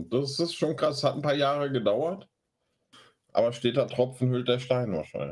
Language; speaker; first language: German; native; German